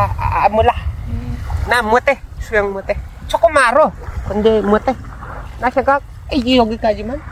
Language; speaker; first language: Korean; non-native, learner; Nepali